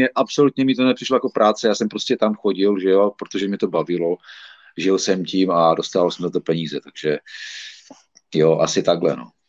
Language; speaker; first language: Czech; native; Czech